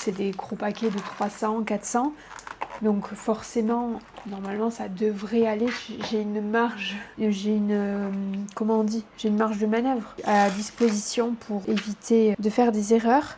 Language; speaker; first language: French; native; French